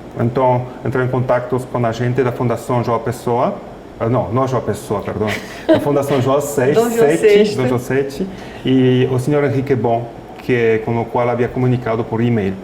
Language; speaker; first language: Portuguese; non-native, fluent; French